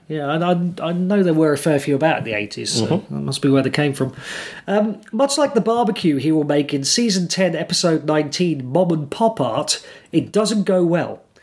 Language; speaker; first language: English; native; English